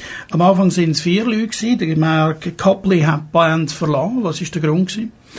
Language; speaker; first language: German; native; German